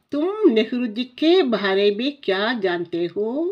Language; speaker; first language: Hindi; non-native, local second language; Tamil